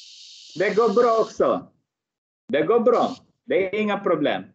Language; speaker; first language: Swedish; non-native, fluent; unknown